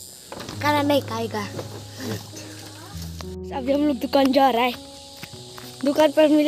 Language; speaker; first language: Hindi; non-native, local second language; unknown